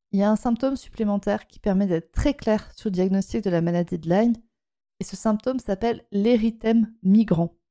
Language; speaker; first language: French; native; French